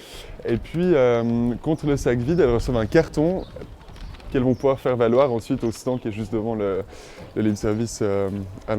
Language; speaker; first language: French; native; French